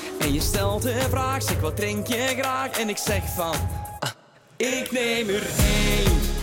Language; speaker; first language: Dutch; native; Dutch